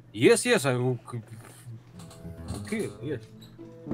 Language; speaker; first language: English; non-native, learner; Russian